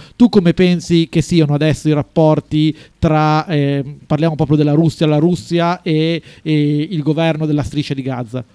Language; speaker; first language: Italian; native; Italian